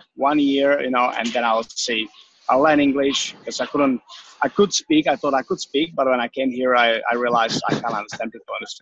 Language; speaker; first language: English; non-native, fluent; Czech